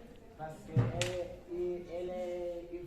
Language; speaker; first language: French; non-native, learner; Spanish